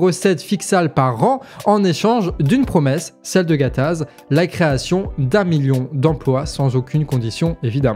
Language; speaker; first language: French; native; French